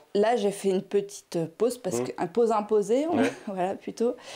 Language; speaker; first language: French; native; French